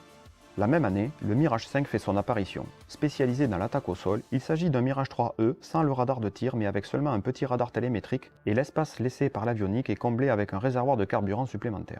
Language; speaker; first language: French; native; French